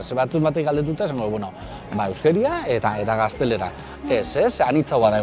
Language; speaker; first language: Basque; native; Basque